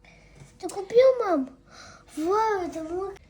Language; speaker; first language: Russian; early bilingual, other home language; Tajik